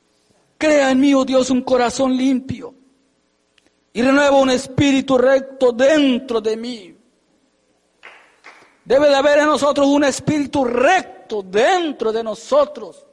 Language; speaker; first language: Spanish; native; Spanish